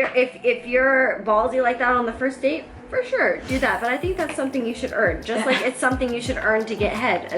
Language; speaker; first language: English; native; English